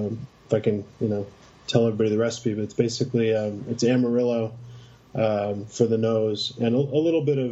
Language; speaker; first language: English; native; English